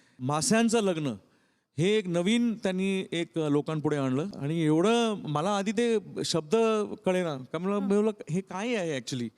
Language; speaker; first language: Marathi; non-native, local second language; Tamil